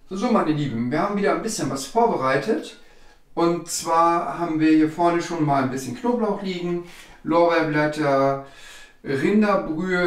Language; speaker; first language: German; native; German